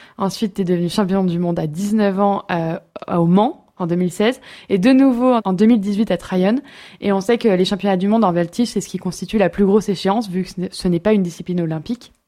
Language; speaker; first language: French; native; French